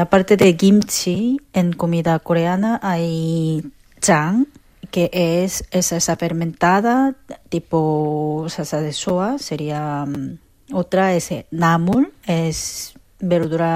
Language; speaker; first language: Spanish; non-native, fluent; Korean